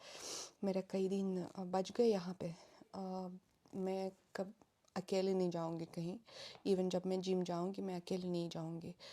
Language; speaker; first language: Hindi; non-native, fluent; Russian